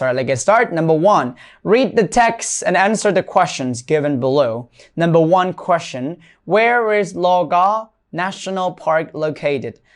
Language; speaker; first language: English; non-native, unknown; Burmese